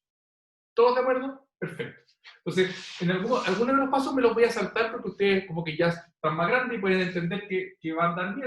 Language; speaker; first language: Spanish; native; Spanish